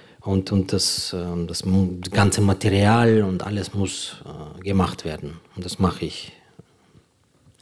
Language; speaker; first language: German; non-native, fluent; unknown